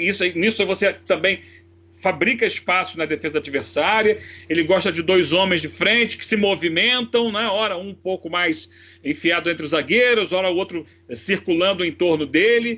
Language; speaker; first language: Portuguese; native; Portuguese